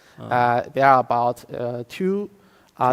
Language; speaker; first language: English; non-native, fluent; Chinese